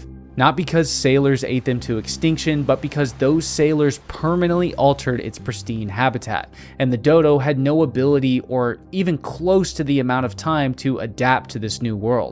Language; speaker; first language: English; native; English